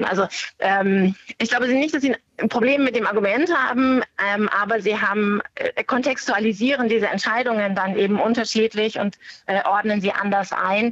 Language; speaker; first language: German; native; German